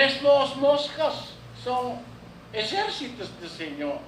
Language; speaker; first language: Portuguese; non-native, learner; Filipino